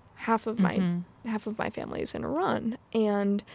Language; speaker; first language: English; native; English